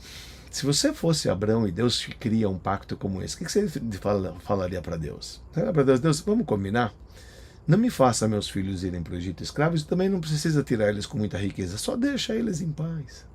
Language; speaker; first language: Portuguese; native; Portuguese